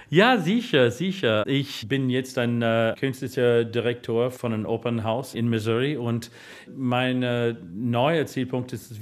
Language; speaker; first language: German; non-native, learner; English